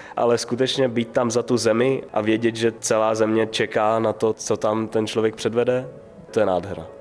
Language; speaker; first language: Czech; native; Czech